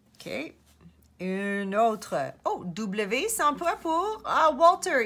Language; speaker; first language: French; non-native, fluent; English